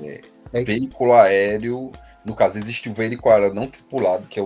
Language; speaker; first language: Portuguese; native; Portuguese